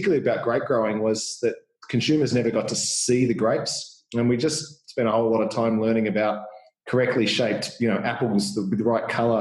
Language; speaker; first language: English; native; English